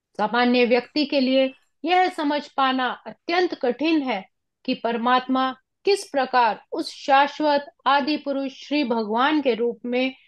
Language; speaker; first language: Hindi; non-native, local second language; Punjabi